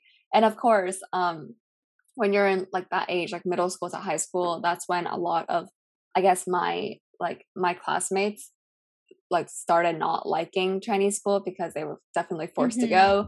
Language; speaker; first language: English; early bilingual, other home language; Cantonese